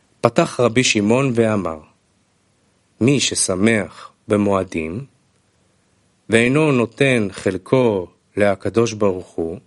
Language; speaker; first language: Hebrew; non-native, fluent; Russian